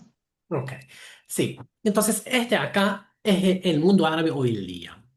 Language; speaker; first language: Spanish; non-native, fluent; Arabic